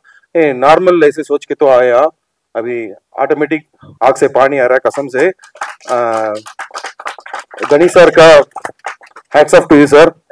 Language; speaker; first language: Hindi; non-native, local second language; Telugu